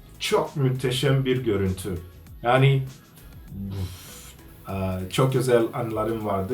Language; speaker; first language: Turkish; non-native, fluent; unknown